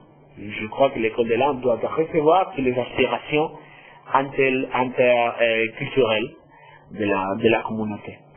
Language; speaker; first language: French; non-native, fluent; Spanish